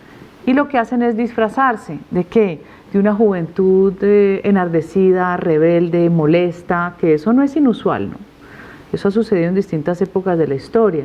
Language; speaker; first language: Spanish; native; Spanish